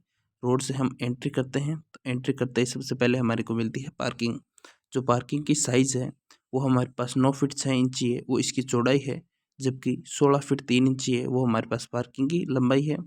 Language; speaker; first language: Hindi; native; Hindi